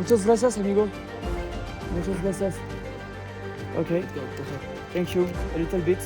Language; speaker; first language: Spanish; non-native, learner; French